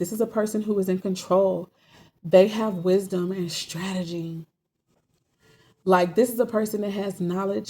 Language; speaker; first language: English; native; English